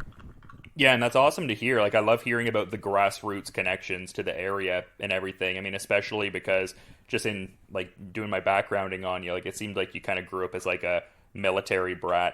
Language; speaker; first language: English; native; English